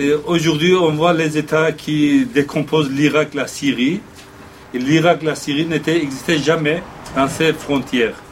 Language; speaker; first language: French; non-native, fluent; Kurdish